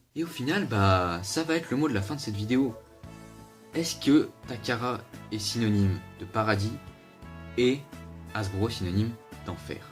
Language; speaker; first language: French; native; French